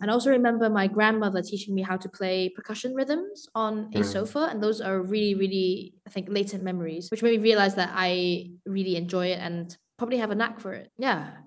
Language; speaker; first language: English; non-native, local second language; Cantonese